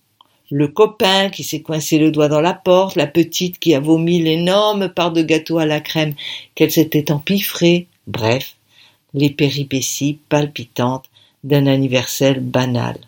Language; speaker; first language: French; native; French